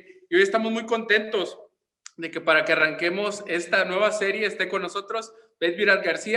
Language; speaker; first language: Spanish; native; Spanish